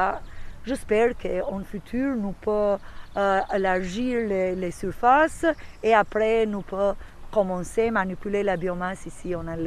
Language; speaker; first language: French; non-native, fluent; Albanian